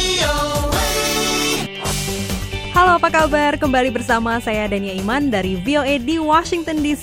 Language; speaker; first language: Indonesian; native; Indonesian